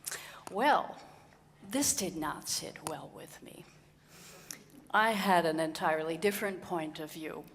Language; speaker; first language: English; non-native, fluent; Dutch